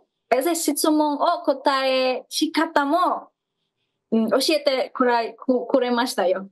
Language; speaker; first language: Japanese; non-native, fluent; Indonesian